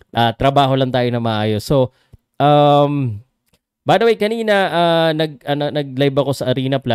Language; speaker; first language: Filipino; native; Filipino